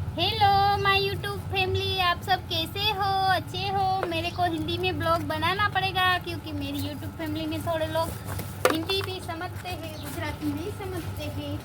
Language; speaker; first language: Hindi; non-native, local second language; Gujarati